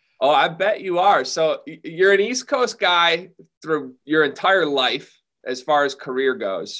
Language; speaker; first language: English; native; English